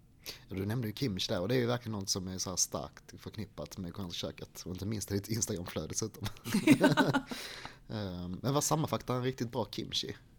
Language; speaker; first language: Swedish; native; Swedish